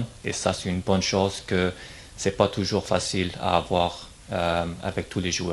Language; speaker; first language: French; non-native, fluent; English